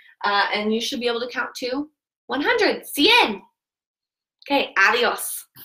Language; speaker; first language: English; native; English